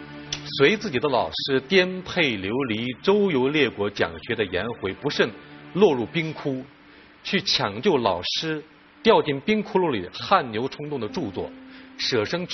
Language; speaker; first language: Chinese; native; Chinese